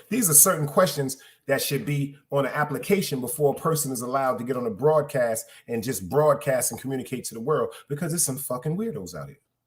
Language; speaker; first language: English; native; English